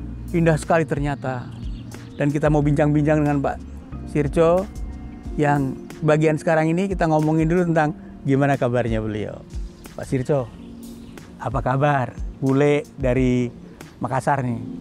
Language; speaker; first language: Indonesian; native; Indonesian